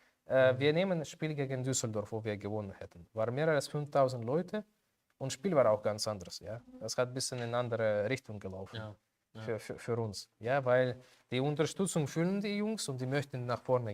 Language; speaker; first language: German; non-native, learner; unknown